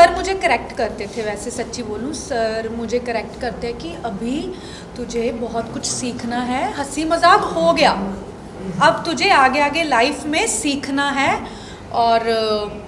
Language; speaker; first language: Hindi; non-native, local second language; Punjabi